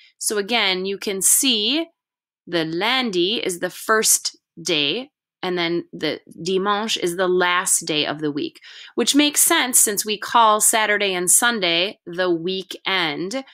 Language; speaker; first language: English; native; English